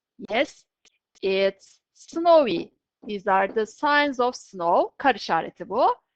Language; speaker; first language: English; non-native, fluent; Turkish